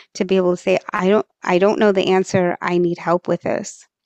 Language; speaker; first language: English; early bilingual, other home language; Marathi